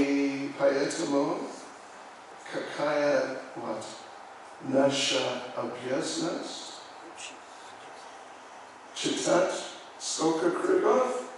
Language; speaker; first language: Russian; non-native, learner; English